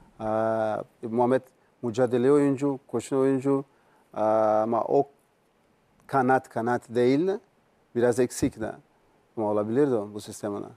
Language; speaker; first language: Turkish; non-native, learner; Portuguese